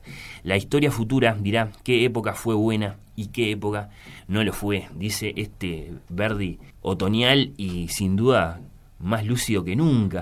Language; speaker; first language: Spanish; native; Spanish